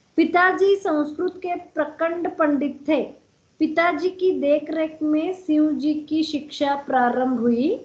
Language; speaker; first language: Hindi; non-native, local second language; Kannada